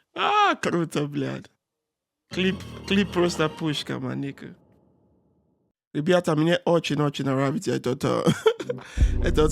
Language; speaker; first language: Russian; non-native, learner; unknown